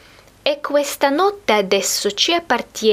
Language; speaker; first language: Italian; non-native, fluent; Russian